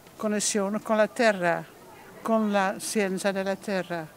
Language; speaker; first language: Italian; non-native, learner; Dutch